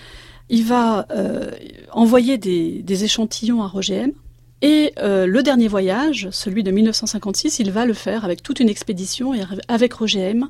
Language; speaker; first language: French; native; French